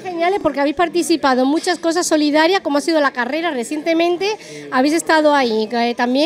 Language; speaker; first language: Spanish; native; Spanish